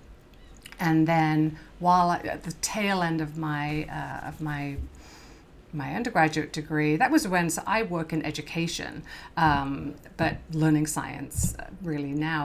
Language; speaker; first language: English; native; English